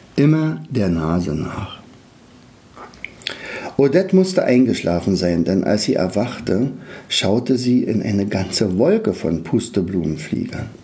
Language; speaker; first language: German; native; German